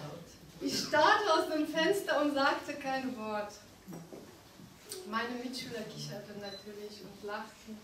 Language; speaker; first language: German; non-native, fluent; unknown